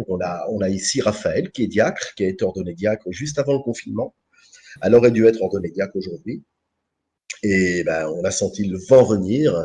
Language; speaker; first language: French; native; French